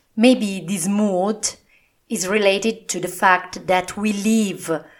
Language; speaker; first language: English; non-native, fluent; Italian